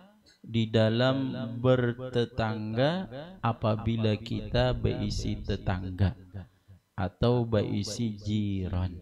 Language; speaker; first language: Indonesian; non-native, local second language; Banjar